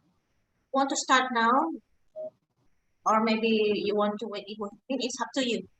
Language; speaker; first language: English; non-native, fluent; Indonesian